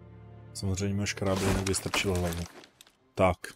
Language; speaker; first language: Czech; native; Czech